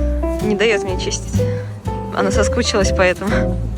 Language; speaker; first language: Russian; native; Russian